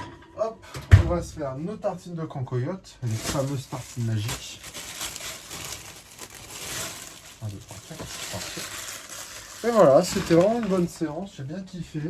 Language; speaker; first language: French; native; French